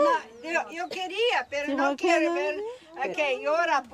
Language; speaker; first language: Spanish; non-native, learner; English